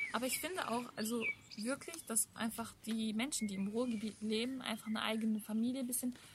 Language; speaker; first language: German; early bilingual, other home language; Turkish